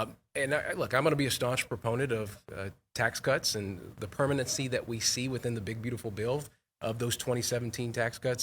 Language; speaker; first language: English; native; English